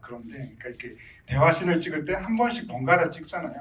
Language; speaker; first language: Korean; native; Korean